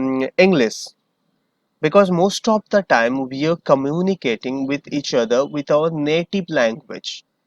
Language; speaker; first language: English; non-native, learner; Hindi